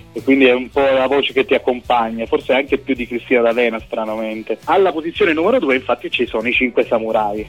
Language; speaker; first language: Italian; native; Italian